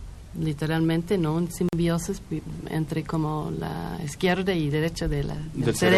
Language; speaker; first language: Spanish; non-native, fluent; English